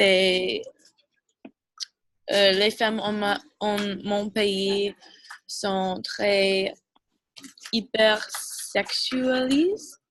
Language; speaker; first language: French; non-native, learner; English